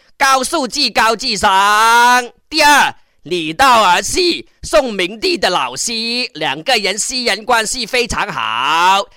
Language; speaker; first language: Chinese; non-native, local second language; Cantonese